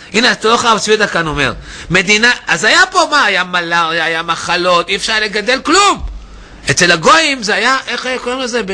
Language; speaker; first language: Hebrew; native; Hebrew